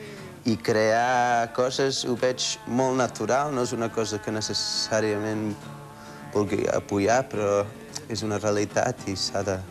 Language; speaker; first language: Catalan; early bilingual, heritage; Catalan